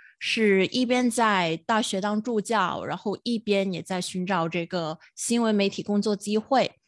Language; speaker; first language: Chinese; non-native, local second language; Cantonese